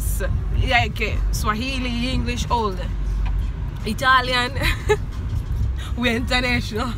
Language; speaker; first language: English; non-native, fluent; Swahili